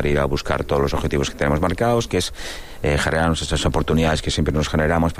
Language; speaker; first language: Spanish; native; Spanish